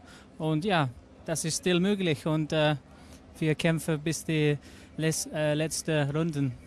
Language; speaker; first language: German; non-native, learner; English